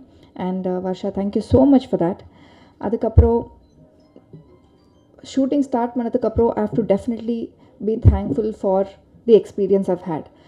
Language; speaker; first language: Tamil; non-native, learner; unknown